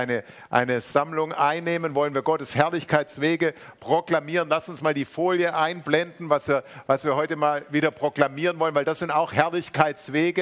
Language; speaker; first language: German; native; German